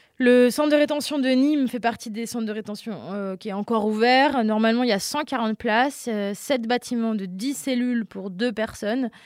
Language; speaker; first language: French; native; French